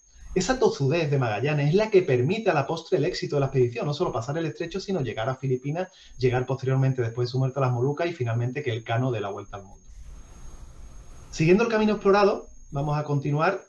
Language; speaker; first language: Spanish; native; Spanish